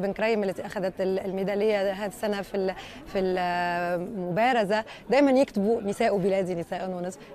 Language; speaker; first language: Arabic; native; Arabic